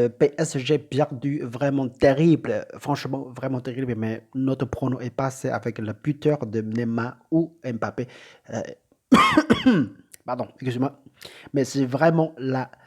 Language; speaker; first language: French; non-native, learner; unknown